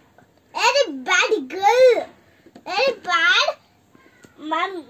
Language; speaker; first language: English; non-native, learner; Kannada